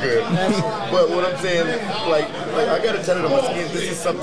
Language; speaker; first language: English; native; English